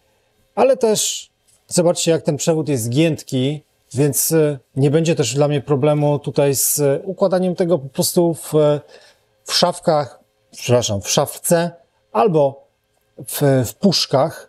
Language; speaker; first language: Polish; native; Polish